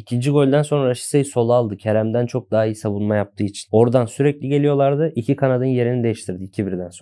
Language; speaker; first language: Turkish; native; Turkish